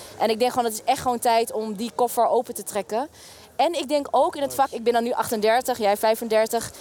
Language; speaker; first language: Dutch; early bilingual, other home language; Vietnamese